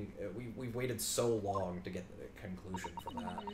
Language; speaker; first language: English; native; English